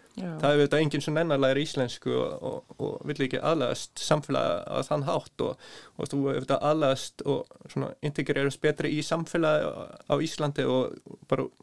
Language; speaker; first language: Icelandic; non-native, fluent; Danish